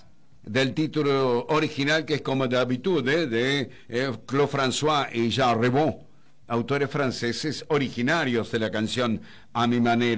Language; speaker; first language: Spanish; native; Spanish